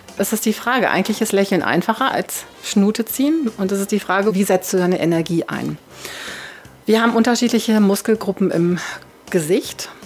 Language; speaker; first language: German; native; German